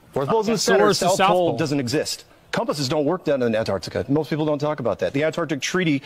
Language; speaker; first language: English; native; English